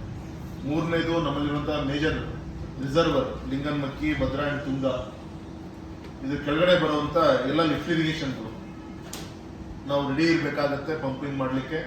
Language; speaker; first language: Kannada; native; Kannada